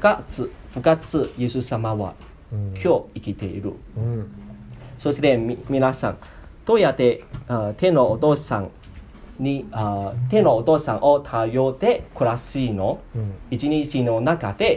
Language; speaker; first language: Japanese; non-native, learner; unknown